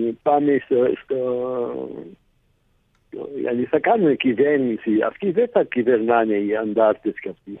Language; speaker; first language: Greek; early bilingual, heritage; Greek